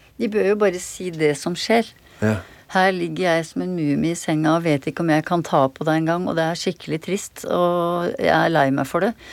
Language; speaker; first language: Norwegian; native; Norwegian